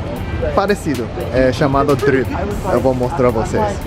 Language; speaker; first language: Portuguese; non-native, learner; English